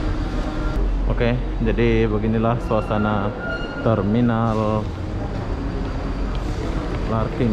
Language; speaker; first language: Indonesian; native; Indonesian